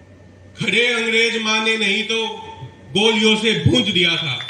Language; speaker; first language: Hindi; native; Hindi